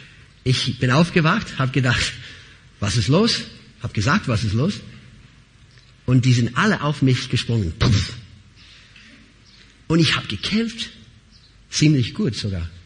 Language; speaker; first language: German; non-native, fluent; English